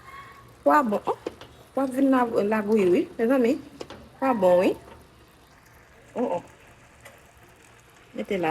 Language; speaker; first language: French; non-native, local second language; Haitian Creole